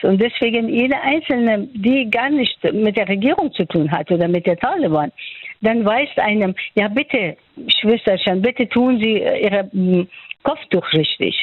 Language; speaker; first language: German; non-native, fluent; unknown